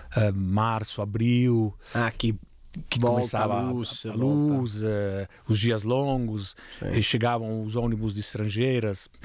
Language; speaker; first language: Portuguese; non-native, fluent; Italian